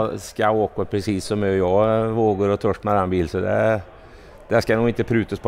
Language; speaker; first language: Swedish; native; Swedish